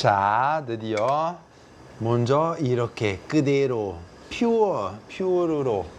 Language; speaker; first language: Korean; early bilingual, heritage; Italian